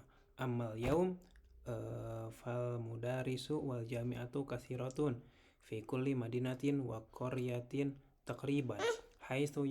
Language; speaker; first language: Arabic; non-native, learner; Indonesian